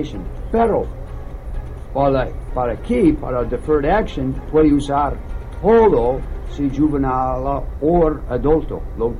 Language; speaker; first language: Spanish; non-native, learner; English